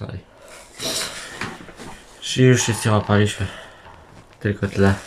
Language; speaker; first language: Polish; native; Polish